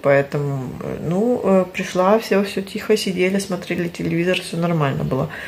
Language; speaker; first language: Russian; early bilingual, heritage; Russian